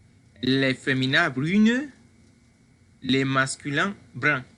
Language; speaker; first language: French; non-native, fluent; Spanish